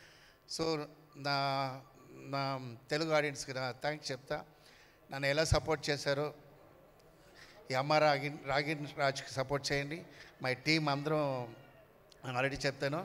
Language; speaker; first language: Telugu; non-native, learner; Kannada